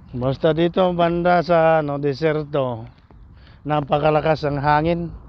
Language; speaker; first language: Filipino; non-native, local second language; Hiligaynon